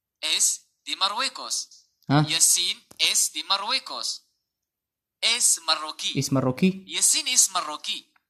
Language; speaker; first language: Spanish; non-native, fluent; Arabic